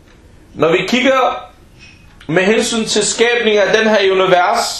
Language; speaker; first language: Danish; early bilingual, other home language; Arabic